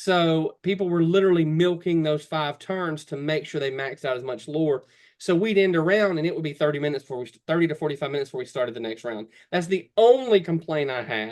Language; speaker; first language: English; native; English